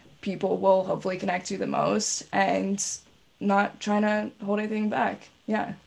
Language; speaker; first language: English; native; English